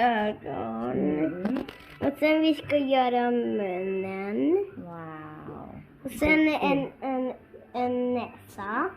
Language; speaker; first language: Swedish; early bilingual, other home language; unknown